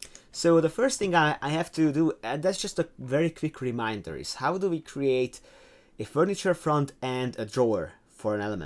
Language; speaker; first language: English; non-native, fluent; Hungarian